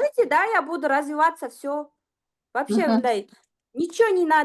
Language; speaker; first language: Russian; non-native, local second language; Kyrgyz